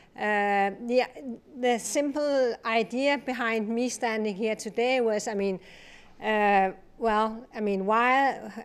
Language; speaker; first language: English; non-native, fluent; Kalaallisut